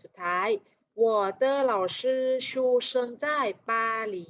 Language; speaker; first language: Chinese; non-native, fluent; Thai